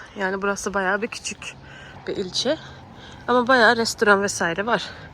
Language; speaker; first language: Turkish; early bilingual, heritage; Turkish